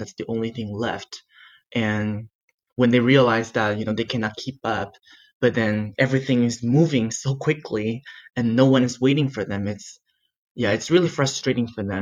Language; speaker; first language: English; non-native, fluent; Chinese